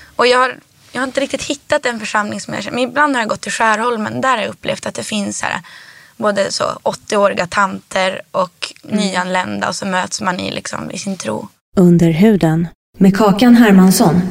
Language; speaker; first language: Swedish; native; Swedish